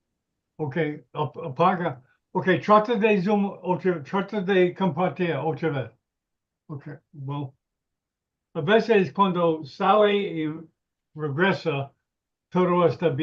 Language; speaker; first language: Spanish; non-native, learner; English